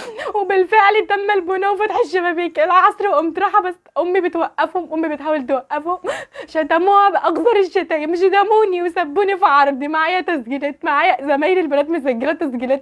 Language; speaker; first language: Arabic; native; Arabic